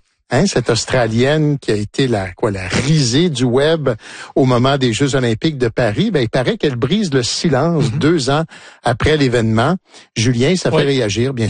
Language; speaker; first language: French; native; French